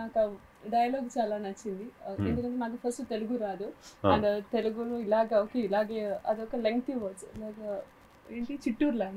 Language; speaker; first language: Telugu; non-native, learner; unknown